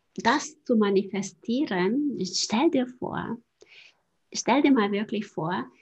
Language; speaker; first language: German; non-native, fluent; Hungarian